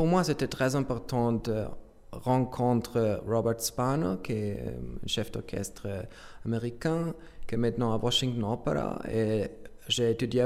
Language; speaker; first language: French; non-native, learner; German